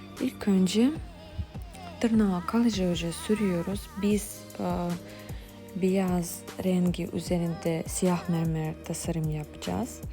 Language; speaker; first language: Turkish; non-native, fluent; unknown